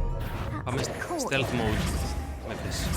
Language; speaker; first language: Greek; native; Greek